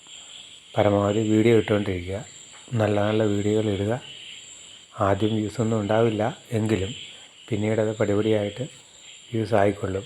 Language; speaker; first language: Malayalam; native; Malayalam